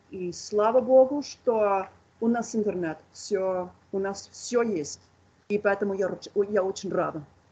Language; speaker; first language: Russian; non-native, fluent; English